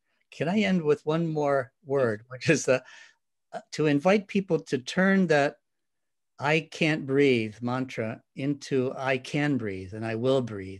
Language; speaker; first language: English; native; English